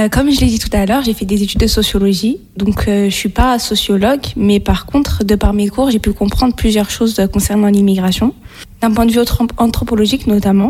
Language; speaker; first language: French; native; French